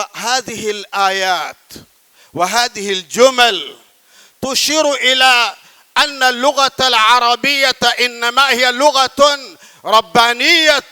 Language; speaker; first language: Arabic; non-native, fluent; Urdu